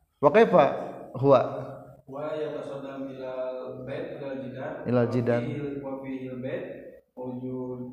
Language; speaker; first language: Arabic; non-native, learner; Indonesian